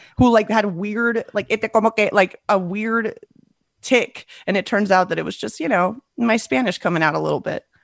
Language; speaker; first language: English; early bilingual, other home language; Spanish